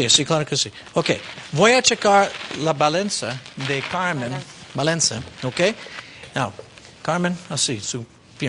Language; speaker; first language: Spanish; non-native, learner; English